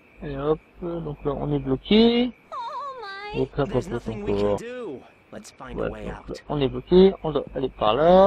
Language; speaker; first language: French; native; French